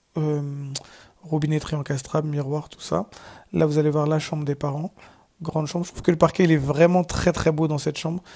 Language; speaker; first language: French; native; French